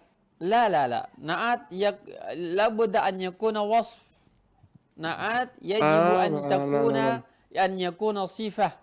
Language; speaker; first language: Arabic; non-native, fluent; Indonesian